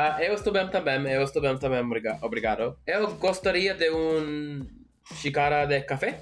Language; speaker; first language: Portuguese; non-native, learner; English